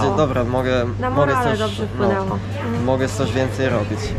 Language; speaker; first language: Polish; non-native, fluent; Italian